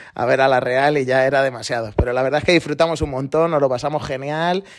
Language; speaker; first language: Spanish; native; Spanish